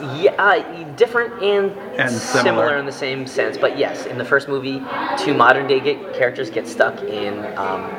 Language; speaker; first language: English; native; English